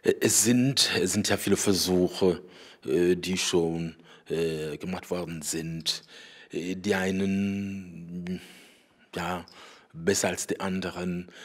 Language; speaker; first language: German; non-native, fluent; Rundi